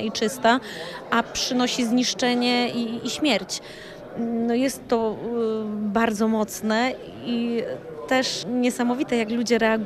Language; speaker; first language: Polish; native; Polish